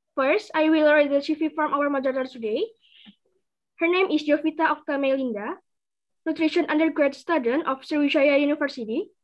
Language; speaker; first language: English; non-native, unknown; Indonesian